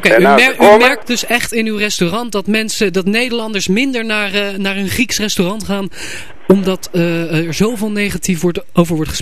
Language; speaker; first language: Dutch; native; Dutch